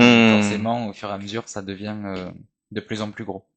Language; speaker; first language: French; native; French